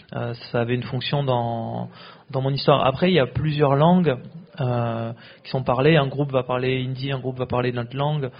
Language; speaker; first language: French; native; French